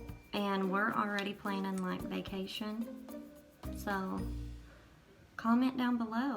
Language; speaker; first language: English; native; English